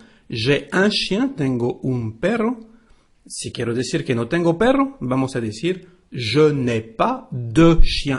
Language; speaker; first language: Spanish; non-native, fluent; French